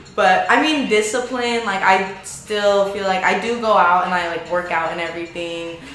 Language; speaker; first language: English; native; English